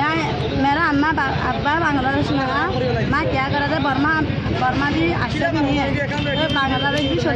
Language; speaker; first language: Hindi; non-native, learner; Rohingya